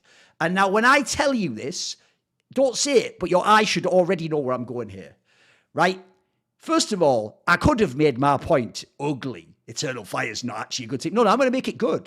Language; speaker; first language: English; native; English